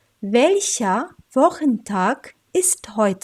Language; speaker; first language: German; non-native, fluent; Turkish